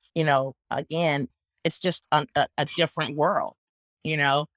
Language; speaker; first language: English; native; English